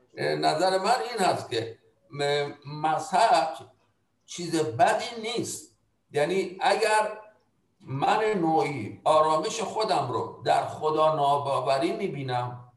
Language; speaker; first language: Persian; native; Persian